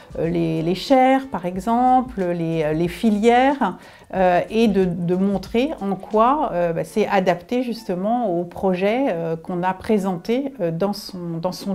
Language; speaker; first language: French; native; French